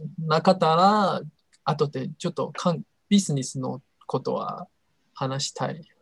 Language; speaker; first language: Japanese; non-native, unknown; Chinese